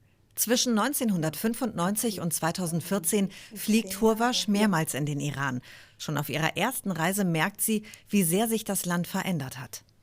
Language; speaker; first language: German; native; German